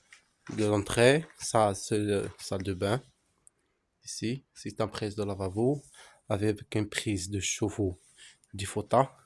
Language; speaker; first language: French; non-native, local second language; Arabic